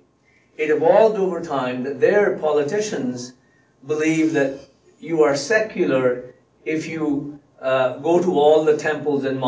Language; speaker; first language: English; non-native, local second language; Punjabi